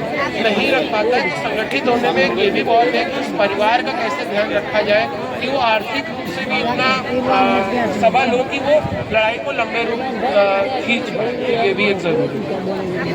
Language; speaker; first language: Hindi; native; Hindi